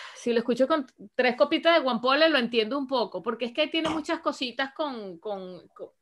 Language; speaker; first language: Spanish; non-native, local second language; Galician